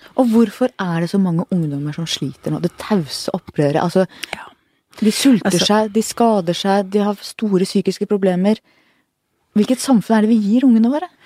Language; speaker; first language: Norwegian; native; Norwegian